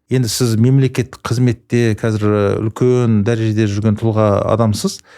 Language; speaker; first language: Kazakh; native; Kazakh